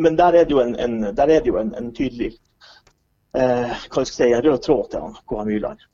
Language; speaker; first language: Norwegian; native; Norwegian